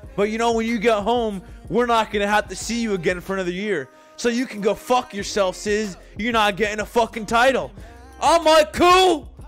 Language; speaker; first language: English; native; English